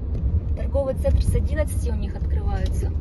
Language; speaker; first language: Russian; native; Russian